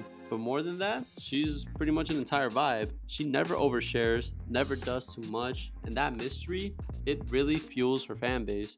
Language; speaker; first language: English; native; English